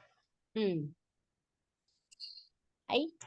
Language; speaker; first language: Chinese; non-native, fluent; Indonesian